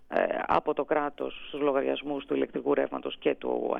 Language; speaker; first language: Greek; native; Greek